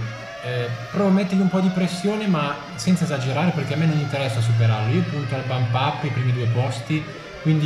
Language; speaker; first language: Italian; native; Italian